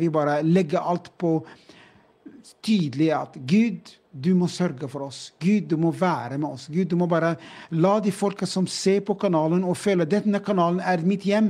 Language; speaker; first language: Norwegian; non-native, fluent; Arabic